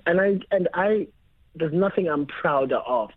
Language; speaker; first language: English; non-native, local second language; Xhosa